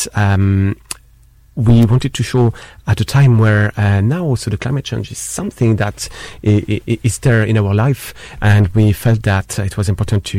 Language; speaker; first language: English; non-native, fluent; French